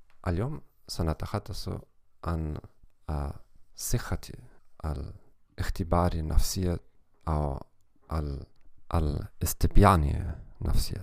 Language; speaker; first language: Arabic; non-native, learner; German